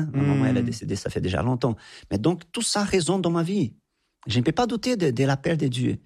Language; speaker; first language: French; non-native, fluent; Portuguese